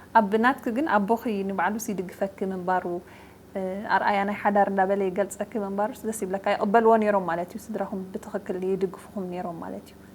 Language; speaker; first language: Tigrinya; native; Tigrinya